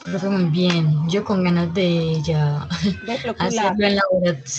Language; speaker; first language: Spanish; native; Spanish